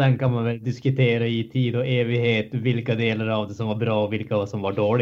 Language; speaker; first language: Swedish; native; Swedish